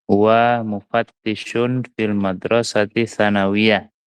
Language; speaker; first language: Arabic; non-native, fluent; Indonesian